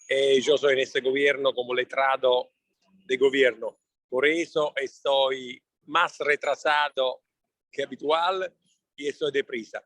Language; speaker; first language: Spanish; non-native, learner; Italian